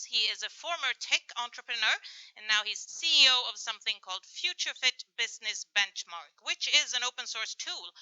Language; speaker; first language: English; non-native, fluent; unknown